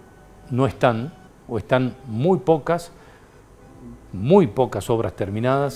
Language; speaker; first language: Spanish; native; Spanish